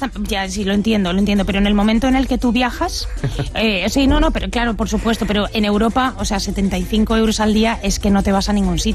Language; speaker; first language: Spanish; native; Spanish